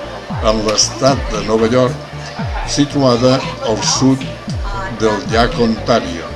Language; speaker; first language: Catalan; native; Catalan